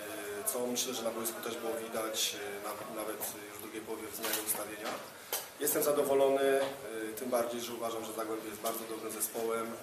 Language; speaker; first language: Polish; native; Polish